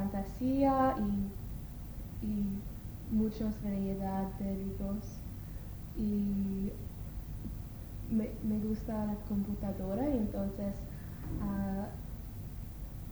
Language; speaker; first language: Spanish; non-native, learner; English